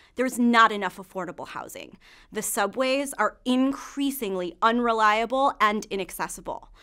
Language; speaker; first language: English; native; English